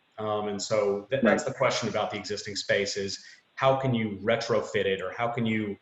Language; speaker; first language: English; native; English